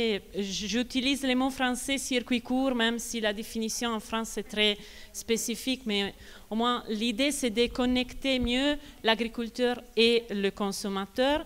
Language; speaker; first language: French; non-native, fluent; Italian